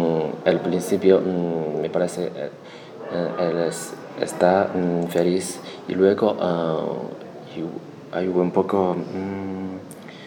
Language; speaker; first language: Spanish; non-native, learner; Chinese